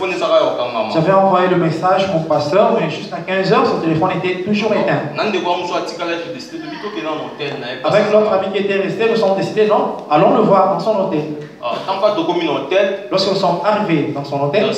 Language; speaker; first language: French; non-native, local second language; Lingala